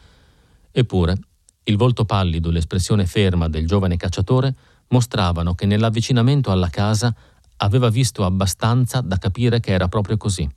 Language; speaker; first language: Italian; native; Italian